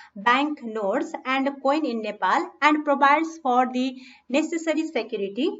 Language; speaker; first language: English; non-native, local second language; Nepali